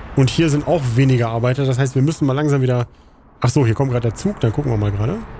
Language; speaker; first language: German; native; German